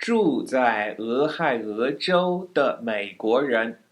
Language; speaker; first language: Chinese; non-native, fluent; English